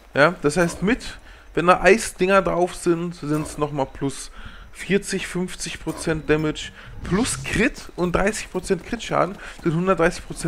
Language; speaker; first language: German; native; German